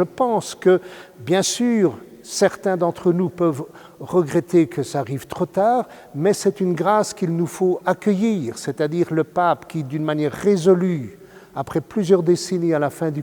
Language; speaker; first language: French; native; French